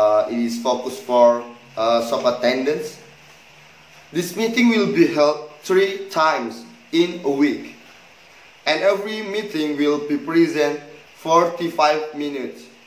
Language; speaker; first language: English; non-native, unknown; Indonesian